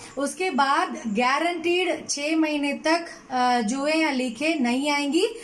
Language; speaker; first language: Hindi; non-native, local second language; Tamil